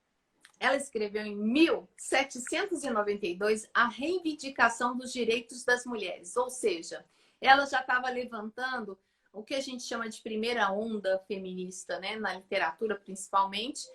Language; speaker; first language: Portuguese; native; Portuguese